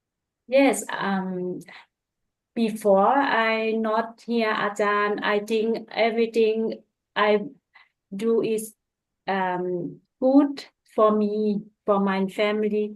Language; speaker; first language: English; non-native, learner; Thai